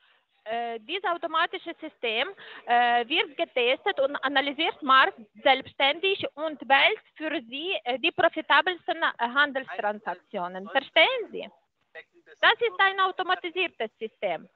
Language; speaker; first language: German; non-native, fluent; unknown